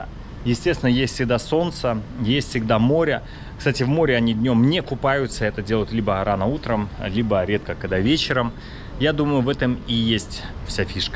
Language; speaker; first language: Russian; native; Russian